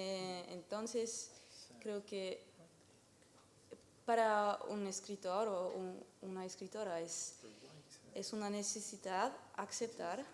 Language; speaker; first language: Spanish; non-native, learner; French